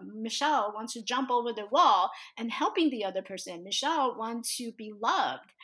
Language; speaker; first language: English; early bilingual, other home language; Chinese